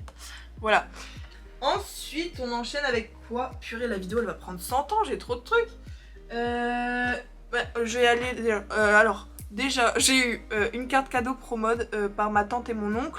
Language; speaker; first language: French; native; French